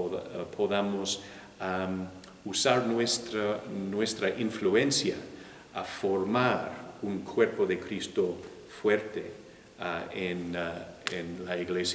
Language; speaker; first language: Spanish; non-native, fluent; English